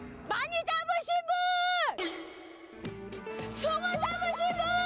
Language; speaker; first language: Korean; native; Korean